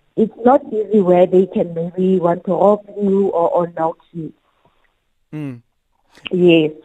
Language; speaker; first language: English; non-native, local second language; Southern Sotho